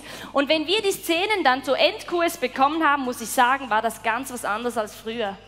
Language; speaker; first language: German; native; German